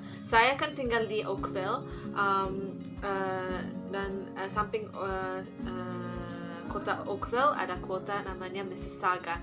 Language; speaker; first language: Indonesian; non-native, fluent; English